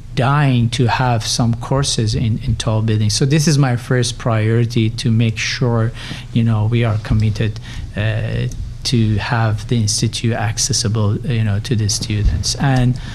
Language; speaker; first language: English; non-native, fluent; Persian